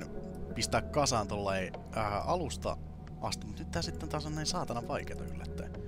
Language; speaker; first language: Finnish; native; Finnish